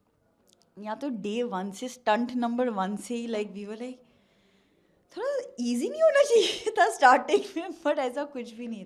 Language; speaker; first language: Hindi; native; Hindi